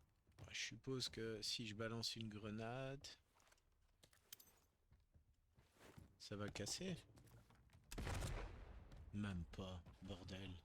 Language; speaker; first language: French; native; French